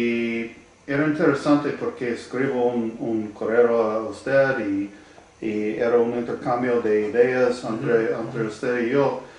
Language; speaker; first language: Spanish; non-native, learner; English